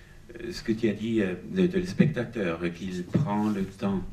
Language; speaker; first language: French; non-native, fluent; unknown